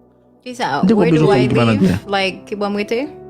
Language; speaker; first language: English; non-native, learner; Haitian Creole